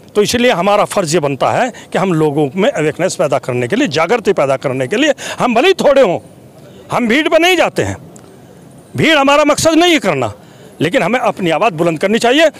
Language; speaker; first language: Hindi; native; Hindi